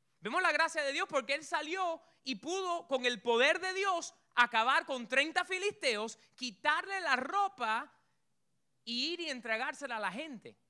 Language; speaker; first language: Spanish; early bilingual, heritage; Spanish